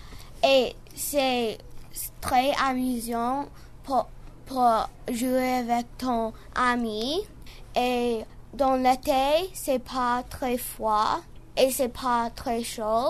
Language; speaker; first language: French; non-native, learner; English